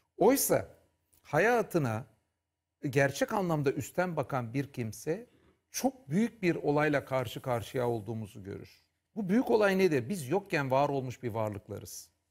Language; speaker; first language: Turkish; native; Turkish